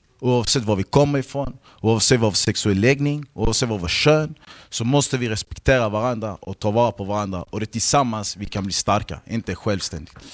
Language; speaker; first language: Swedish; early bilingual, other home language; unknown